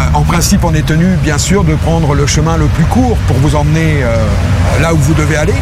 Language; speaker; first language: French; native; French